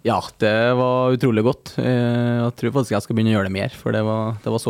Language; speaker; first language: Norwegian; native; Norwegian